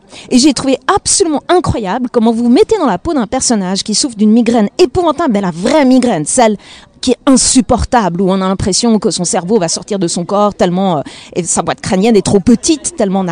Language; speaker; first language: French; native; French